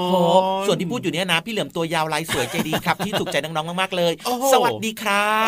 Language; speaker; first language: Thai; native; Thai